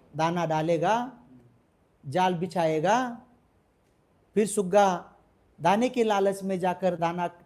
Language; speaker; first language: Hindi; non-native, local second language; Marathi